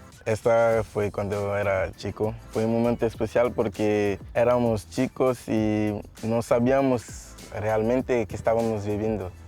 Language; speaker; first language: Spanish; non-native, learner; Portuguese